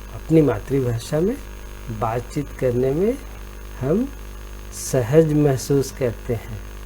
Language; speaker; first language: Hindi; native; Hindi